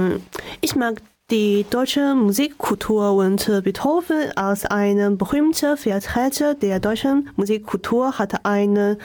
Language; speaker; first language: German; non-native, learner; Chinese